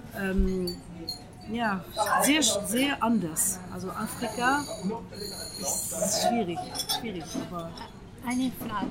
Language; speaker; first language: German; non-native, fluent; French